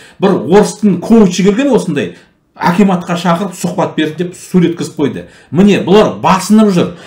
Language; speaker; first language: Kazakh; native; Kazakh